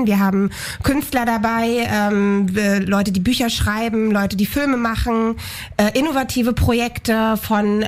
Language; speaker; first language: German; native; German